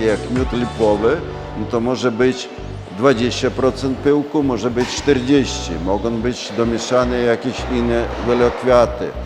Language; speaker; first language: Polish; non-native, learner; Ukrainian